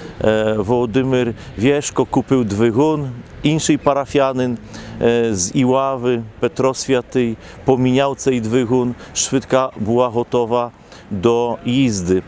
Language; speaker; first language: Polish; non-native, local second language; Ukrainian